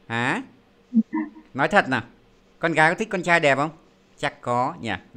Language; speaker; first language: Vietnamese; native; Vietnamese